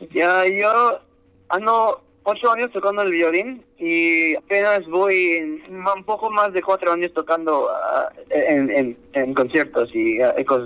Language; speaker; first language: Spanish; early bilingual, heritage; Spanish